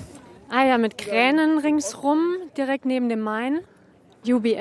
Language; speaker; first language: German; native; German